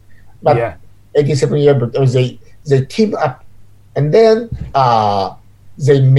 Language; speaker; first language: English; non-native, learner; Japanese